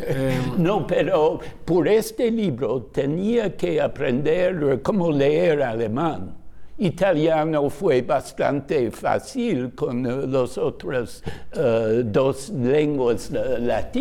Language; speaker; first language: Spanish; non-native, fluent; English